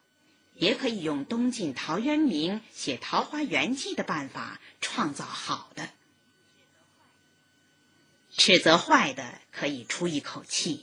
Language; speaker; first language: Chinese; native; Chinese